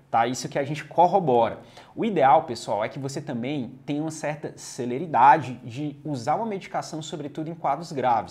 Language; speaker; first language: Portuguese; native; Portuguese